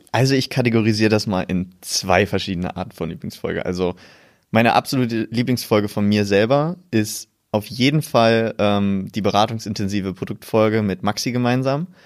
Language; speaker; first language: German; native; German